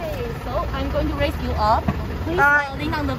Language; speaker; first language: English; non-native, fluent; Chinese